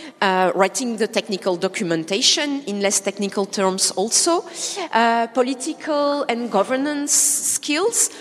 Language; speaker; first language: English; non-native, fluent; French